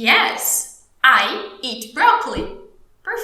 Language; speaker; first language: English; non-native, fluent; Portuguese